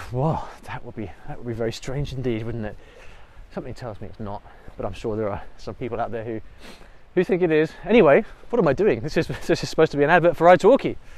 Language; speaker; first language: English; native; English